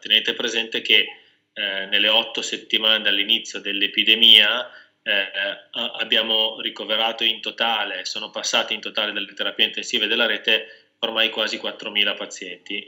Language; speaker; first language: Italian; native; Italian